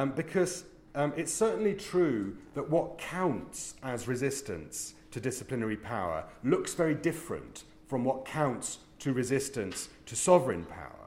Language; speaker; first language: English; native; English